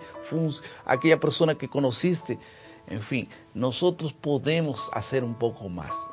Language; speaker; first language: Spanish; non-native, fluent; Portuguese